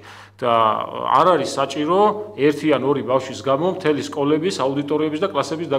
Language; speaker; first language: Georgian; native; Georgian